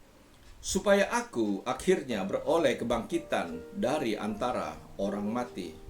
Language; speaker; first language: Indonesian; native; Indonesian